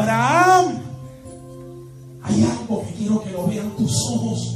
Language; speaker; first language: Spanish; native; Spanish